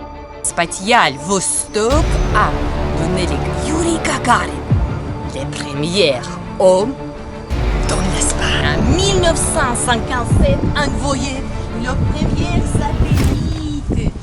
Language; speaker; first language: French; non-native, learner; Ukrainian